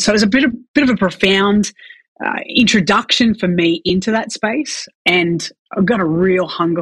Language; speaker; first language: English; native; English